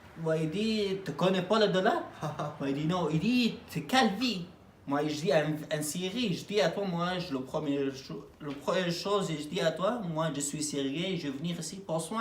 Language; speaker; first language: French; non-native, learner; Arabic